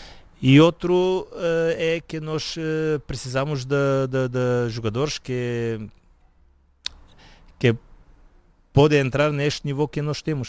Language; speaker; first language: Portuguese; non-native, fluent; Bulgarian